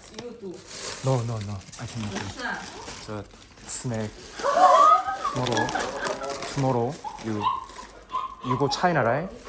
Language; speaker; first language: English; non-native, learner; Korean